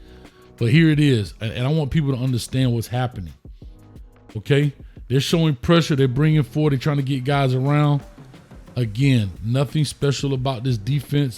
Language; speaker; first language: English; native; English